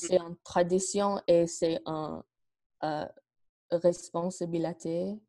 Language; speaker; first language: French; non-native, learner; English